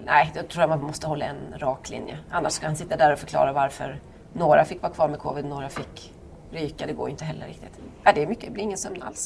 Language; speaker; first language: Swedish; native; Swedish